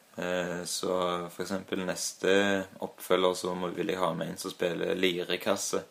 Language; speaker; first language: Norwegian; native; Norwegian